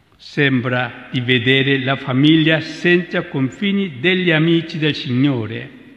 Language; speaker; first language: Italian; non-native, fluent; Korean